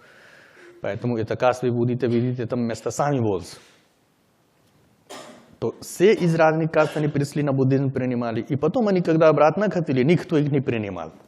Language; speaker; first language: Russian; non-native, learner; Hindi